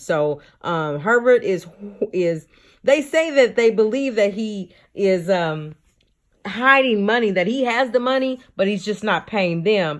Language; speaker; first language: English; native; English